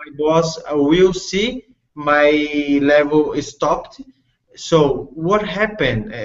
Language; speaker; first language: English; non-native, learner; Portuguese